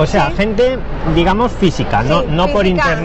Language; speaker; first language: Spanish; native; Spanish